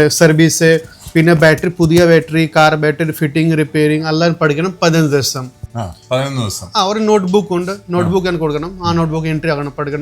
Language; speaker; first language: Malayalam; non-native, learner; Kannada